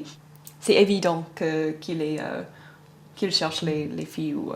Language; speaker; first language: French; non-native, fluent; English